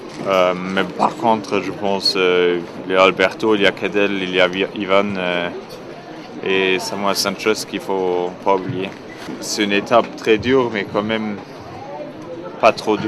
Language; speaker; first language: French; non-native, local second language; Luxembourgish